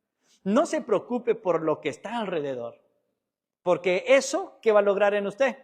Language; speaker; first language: Spanish; native; Spanish